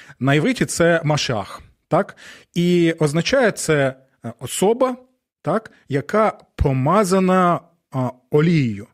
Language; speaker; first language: Ukrainian; non-native, local second language; Russian